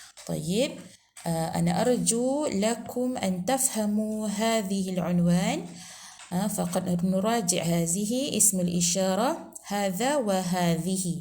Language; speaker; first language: Arabic; non-native, fluent; Malay